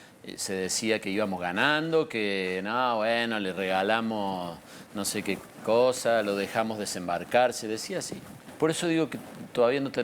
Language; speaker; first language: Spanish; native; Spanish